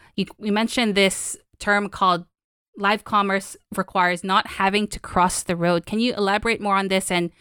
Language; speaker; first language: English; non-native, local second language; Filipino